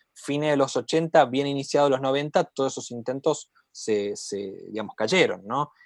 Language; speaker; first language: Spanish; native; Spanish